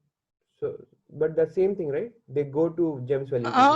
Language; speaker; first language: English; non-native, learner; Hindi